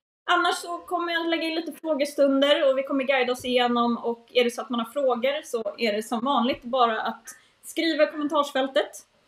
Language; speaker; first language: Swedish; native; Swedish